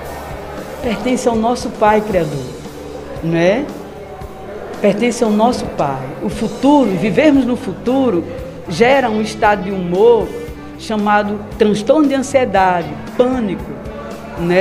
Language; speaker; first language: Portuguese; native; Portuguese